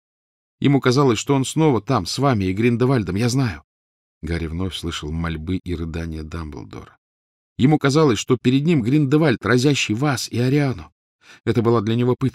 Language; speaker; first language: Russian; native; Russian